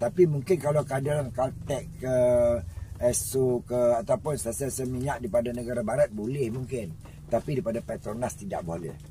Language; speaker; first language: Malay; native; Malay